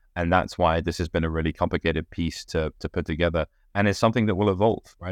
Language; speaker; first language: English; native; English